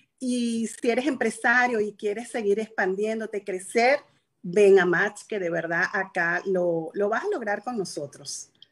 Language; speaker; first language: Spanish; native; Spanish